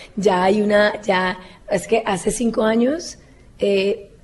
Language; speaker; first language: Spanish; native; Spanish